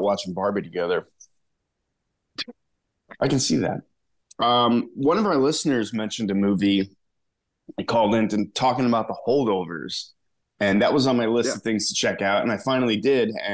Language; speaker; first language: English; native; English